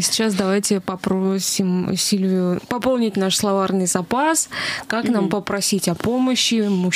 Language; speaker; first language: Russian; native; Russian